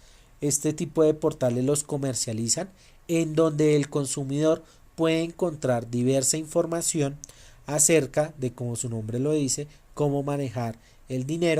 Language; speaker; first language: Spanish; native; Spanish